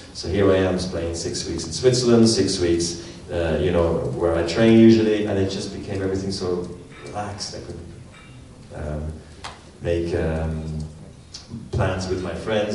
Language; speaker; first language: English; non-native, fluent; German